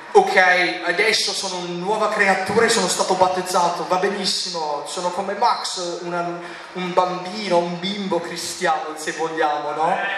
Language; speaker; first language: Italian; non-native, fluent; English